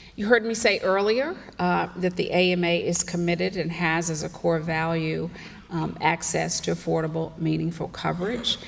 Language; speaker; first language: English; native; English